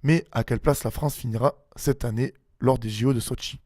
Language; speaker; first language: French; native; French